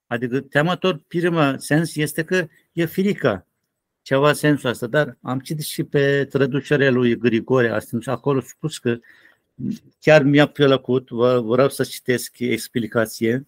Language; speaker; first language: Romanian; non-native, learner; Turkish